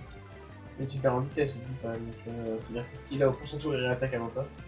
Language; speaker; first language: French; native; French